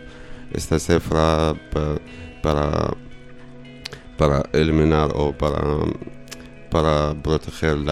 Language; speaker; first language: Spanish; non-native, learner; Arabic